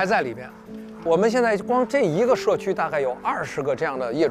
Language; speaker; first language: Chinese; native; Chinese